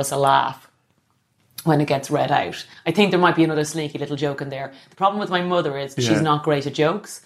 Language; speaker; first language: English; native; English